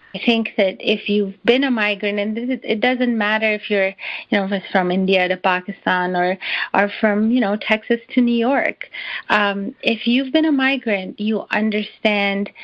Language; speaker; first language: English; non-native, local second language; Urdu